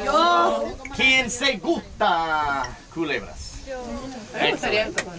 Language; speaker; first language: Spanish; non-native, learner; English